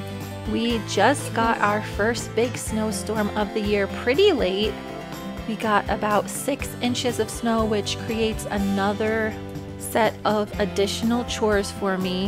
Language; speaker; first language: English; native; English